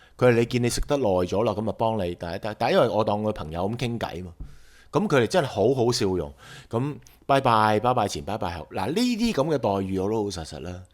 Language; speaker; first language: Cantonese; native; Cantonese